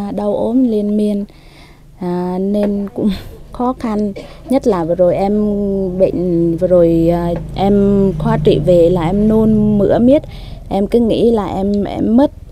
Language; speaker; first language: Vietnamese; non-native, local second language; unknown